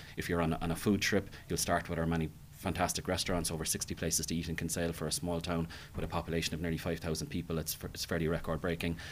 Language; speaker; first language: English; native; English